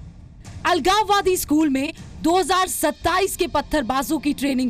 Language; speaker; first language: Hindi; native; Hindi